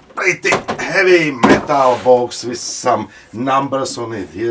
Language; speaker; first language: English; non-native, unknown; Czech